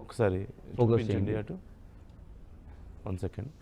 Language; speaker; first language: Telugu; native; Telugu